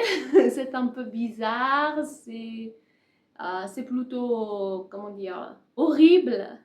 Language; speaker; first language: French; non-native, learner; Persian